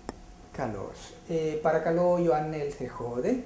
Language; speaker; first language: Greek; non-native, fluent; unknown